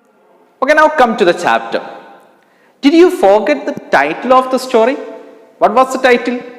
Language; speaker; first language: English; non-native, local second language; Malayalam